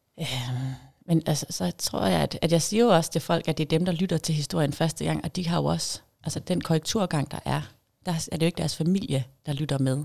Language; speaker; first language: Danish; native; Danish